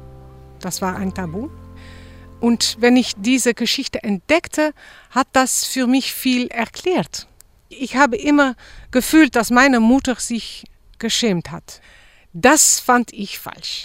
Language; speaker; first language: German; non-native, fluent; Dutch